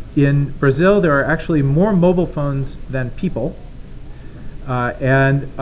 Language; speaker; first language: English; native; English